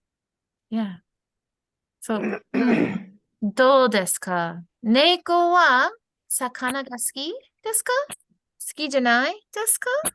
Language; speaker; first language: Japanese; non-native, fluent; English